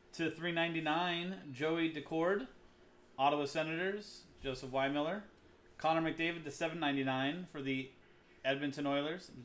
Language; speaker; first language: English; native; English